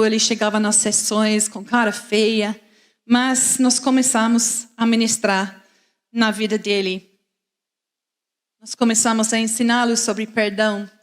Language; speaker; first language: Portuguese; non-native, fluent; English